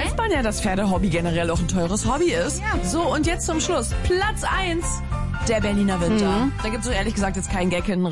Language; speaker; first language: German; native; German